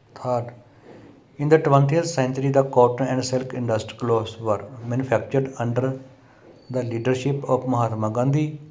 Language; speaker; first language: English; non-native, local second language; Punjabi